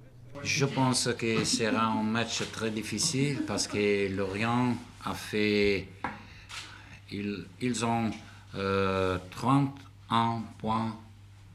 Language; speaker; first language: French; non-native, learner; Italian